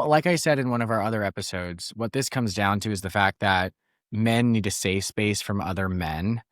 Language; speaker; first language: English; native; English